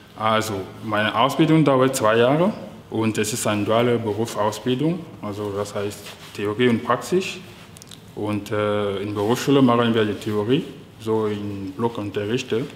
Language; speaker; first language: German; non-native, fluent; French